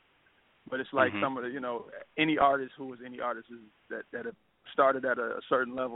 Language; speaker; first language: English; native; English